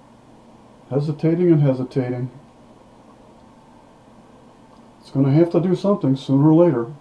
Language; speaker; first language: English; native; English